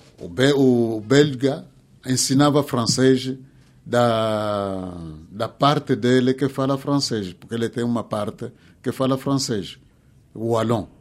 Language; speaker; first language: Portuguese; non-native, fluent; Kongo